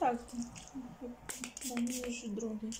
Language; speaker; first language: Polish; non-native, learner; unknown